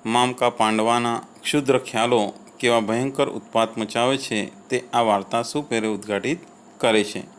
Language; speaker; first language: Hindi; non-native, local second language; Gujarati